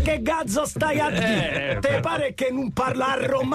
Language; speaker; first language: Italian; native; Italian